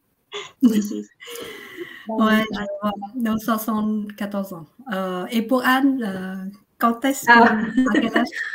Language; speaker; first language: French; non-native, fluent; Vietnamese